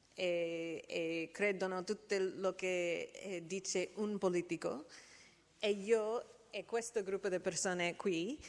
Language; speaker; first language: Italian; non-native, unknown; English